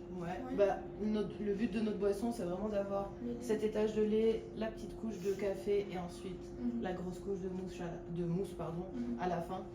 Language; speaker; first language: French; native; French